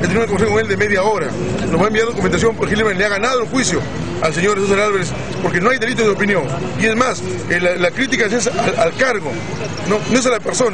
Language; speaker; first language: Spanish; native; Spanish